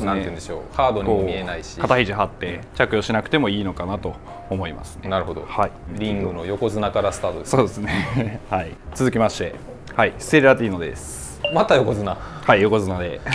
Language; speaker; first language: Japanese; native; Japanese